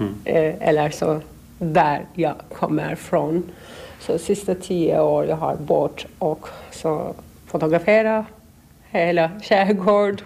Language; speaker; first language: Swedish; non-native, learner; Turkish